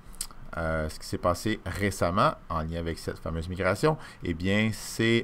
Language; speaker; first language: French; native; French